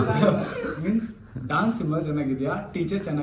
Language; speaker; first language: Kannada; non-native, learner; Hindi